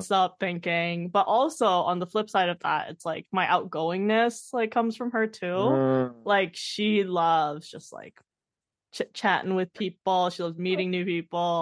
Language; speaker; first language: English; native; English